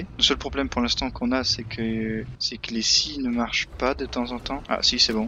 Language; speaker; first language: French; native; French